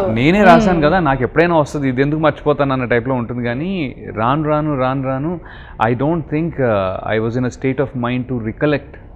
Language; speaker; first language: Telugu; native; Telugu